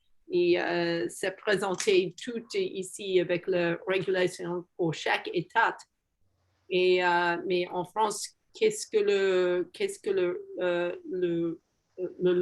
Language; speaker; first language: French; non-native, learner; English